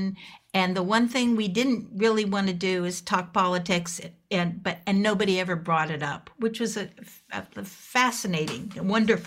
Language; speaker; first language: English; native; English